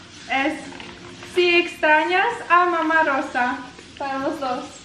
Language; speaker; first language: Spanish; early bilingual, heritage; Spanish